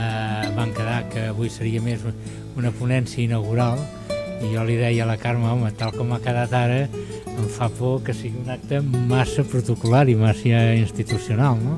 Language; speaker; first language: Catalan; native; Catalan